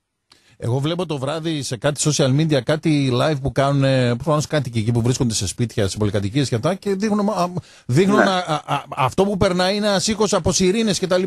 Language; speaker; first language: Greek; native; Greek